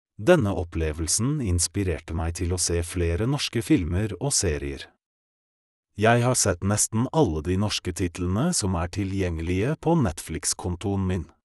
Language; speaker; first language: Norwegian; non-native, fluent; Polish